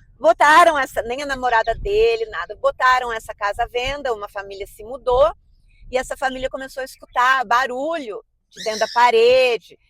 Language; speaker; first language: Portuguese; native; Portuguese